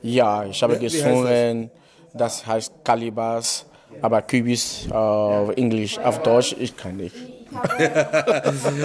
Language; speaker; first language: German; non-native, learner; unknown